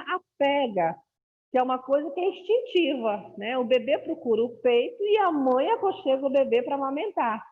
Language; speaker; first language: Portuguese; native; Portuguese